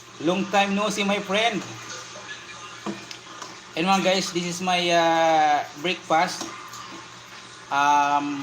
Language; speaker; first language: English; non-native, local second language; Filipino